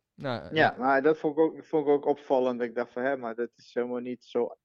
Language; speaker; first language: Dutch; non-native, fluent; Portuguese